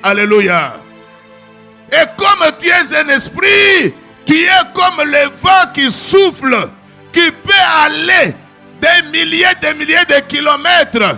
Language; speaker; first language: French; non-native, local second language; Lingala